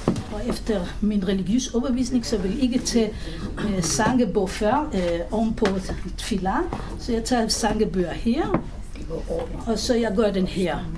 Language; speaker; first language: Danish; non-native, fluent; Hebrew